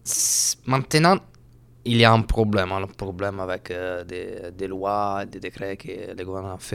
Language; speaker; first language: French; non-native, fluent; Italian